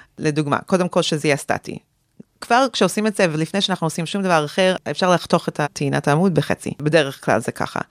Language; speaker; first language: Hebrew; early bilingual, heritage; Hebrew